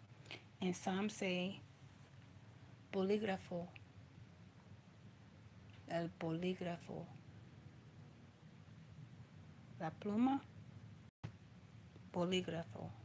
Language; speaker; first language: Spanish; non-native, learner; English